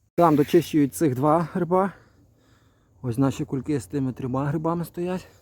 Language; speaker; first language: Ukrainian; native; Ukrainian